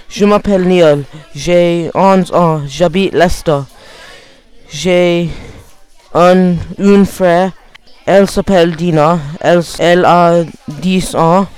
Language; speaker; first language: French; non-native, learner; English